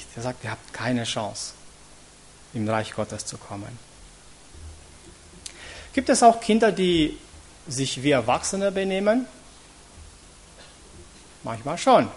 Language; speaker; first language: German; non-native, fluent; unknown